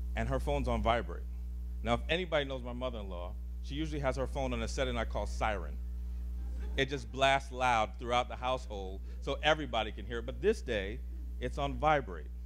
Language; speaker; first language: English; native; English